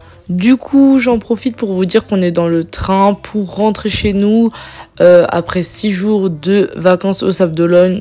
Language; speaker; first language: French; native; French